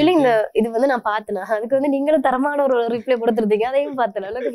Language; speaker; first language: Tamil; native; Tamil